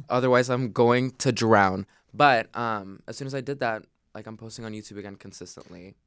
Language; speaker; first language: English; early bilingual, other home language; Spanish